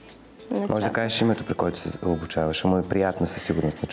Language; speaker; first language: Bulgarian; native; Bulgarian